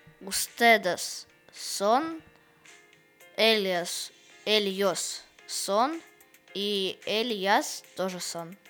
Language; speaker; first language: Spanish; non-native, learner; Russian